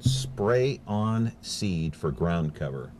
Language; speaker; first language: English; native; English